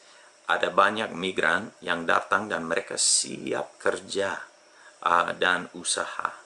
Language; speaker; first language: Indonesian; non-native, fluent; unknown